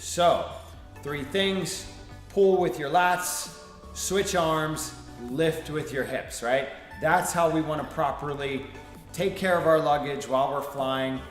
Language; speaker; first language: English; native; English